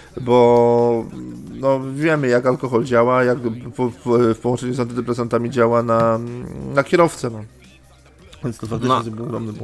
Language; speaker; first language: Polish; native; Polish